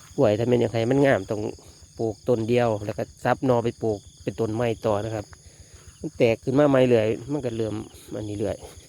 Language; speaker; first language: Thai; native; Thai